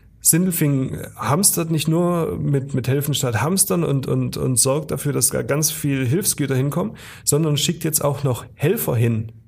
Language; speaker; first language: German; native; German